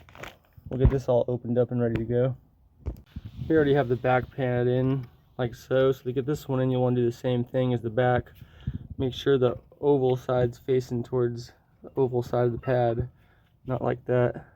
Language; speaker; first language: English; native; English